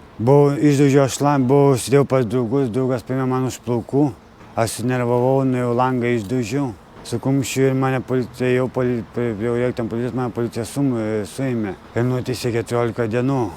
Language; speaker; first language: Lithuanian; native; Lithuanian